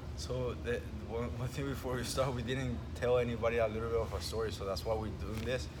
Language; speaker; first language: English; early bilingual, other home language; Spanish